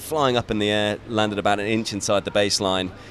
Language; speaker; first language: English; native; English